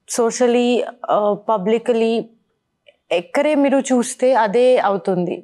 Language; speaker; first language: Telugu; non-native, learner; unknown